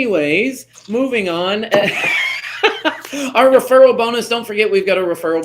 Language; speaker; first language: English; native; English